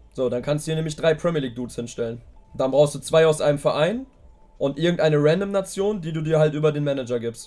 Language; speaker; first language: German; native; German